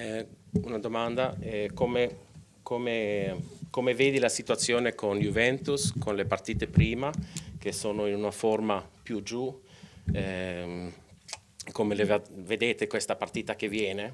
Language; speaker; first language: Italian; non-native, local second language; Swedish